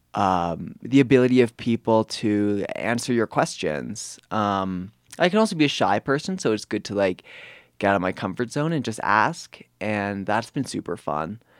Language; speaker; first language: English; native; English